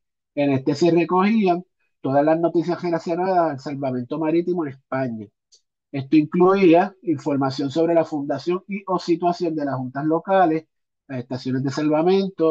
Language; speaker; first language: Spanish; native; Spanish